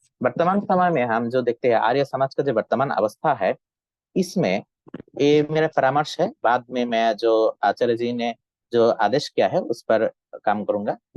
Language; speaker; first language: Hindi; non-native, fluent; Bangla